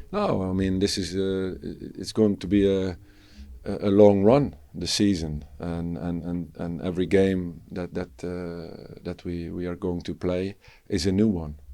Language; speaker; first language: English; non-native, fluent; Dutch